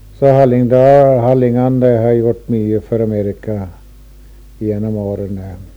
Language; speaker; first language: Norwegian; early bilingual, heritage; Norwegian